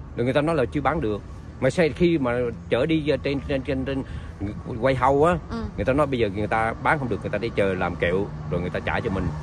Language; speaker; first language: Vietnamese; native; Vietnamese